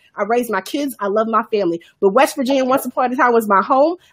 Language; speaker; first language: English; native; English